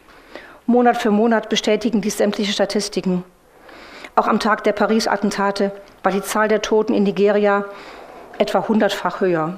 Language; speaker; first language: German; native; German